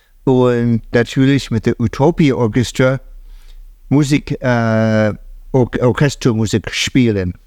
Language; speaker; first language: German; non-native, fluent; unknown